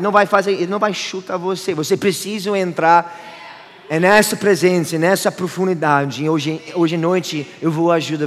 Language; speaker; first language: Portuguese; non-native, fluent; English